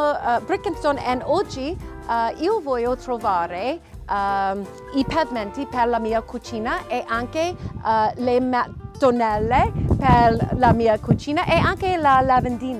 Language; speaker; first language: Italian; non-native, learner; English